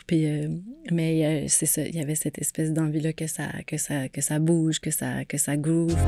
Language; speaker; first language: French; native; French